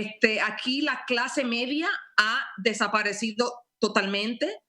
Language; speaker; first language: Spanish; early bilingual, heritage; Spanish